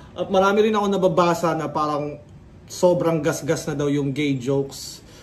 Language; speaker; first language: Filipino; native; Filipino